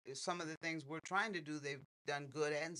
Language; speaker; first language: English; native; English